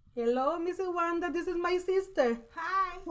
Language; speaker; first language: English; non-native, learner; Spanish